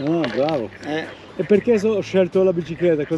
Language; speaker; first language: Italian; non-native, learner; French